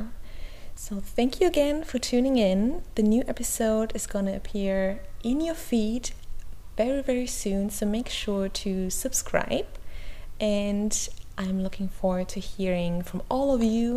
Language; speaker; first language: English; non-native, fluent; German